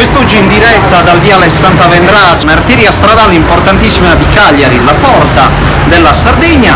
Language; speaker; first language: Italian; native; Italian